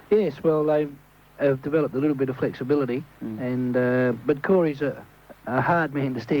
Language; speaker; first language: English; native; English